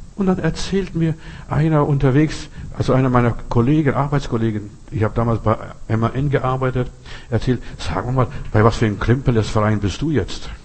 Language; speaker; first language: German; non-native, fluent; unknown